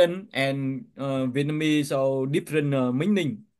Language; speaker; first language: English; non-native, learner; Vietnamese